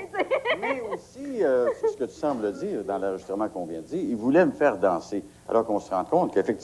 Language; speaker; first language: French; native; French